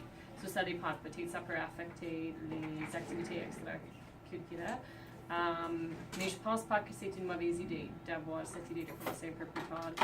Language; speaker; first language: French; non-native, fluent; English